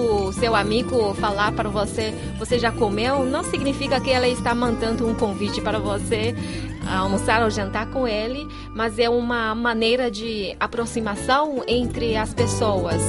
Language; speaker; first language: Portuguese; non-native, fluent; Chinese